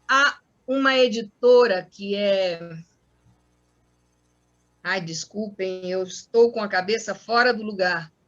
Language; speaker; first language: Portuguese; non-native, fluent; Spanish